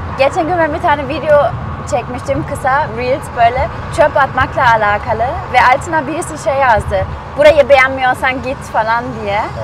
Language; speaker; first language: Turkish; non-native, fluent; German